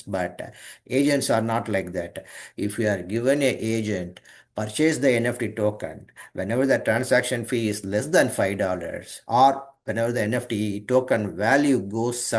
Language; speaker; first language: English; non-native, local second language; Tamil